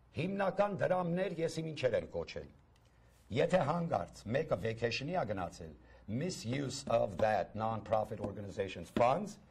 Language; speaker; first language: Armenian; early bilingual, heritage; Armenian